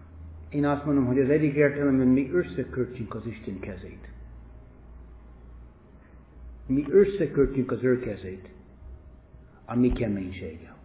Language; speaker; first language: Hungarian; non-native, fluent; English